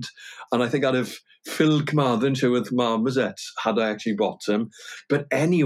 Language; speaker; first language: English; non-native, local second language; Welsh